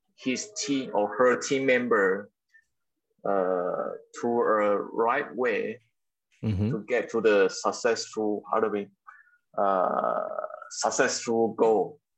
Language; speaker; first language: English; non-native, local second language; Chinese